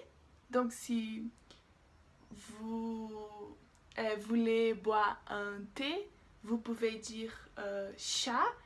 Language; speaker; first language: French; non-native, learner; Portuguese